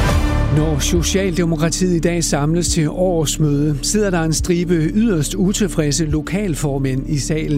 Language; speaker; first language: Danish; native; Danish